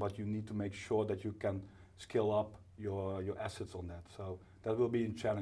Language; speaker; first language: English; non-native, fluent; Dutch